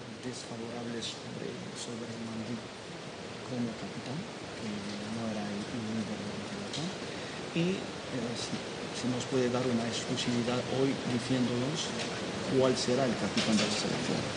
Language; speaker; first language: Spanish; non-native, fluent; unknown